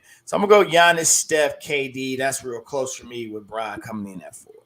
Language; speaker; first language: English; native; English